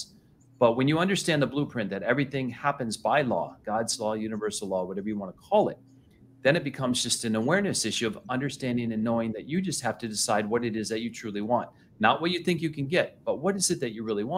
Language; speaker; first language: English; native; English